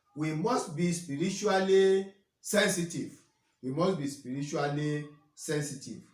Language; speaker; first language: English; non-native, local second language; Yoruba